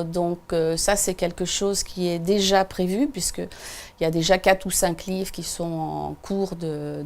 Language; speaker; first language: French; native; French